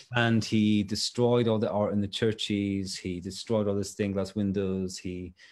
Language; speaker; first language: English; native; English